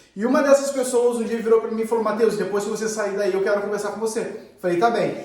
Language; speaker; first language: Portuguese; native; Portuguese